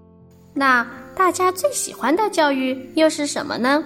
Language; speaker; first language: Chinese; native; Chinese